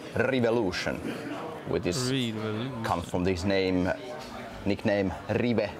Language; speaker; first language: English; non-native, fluent; Finnish